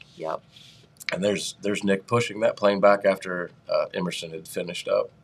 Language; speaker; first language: English; native; English